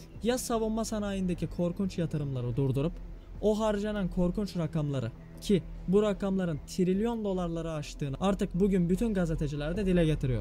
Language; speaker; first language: Turkish; native; Turkish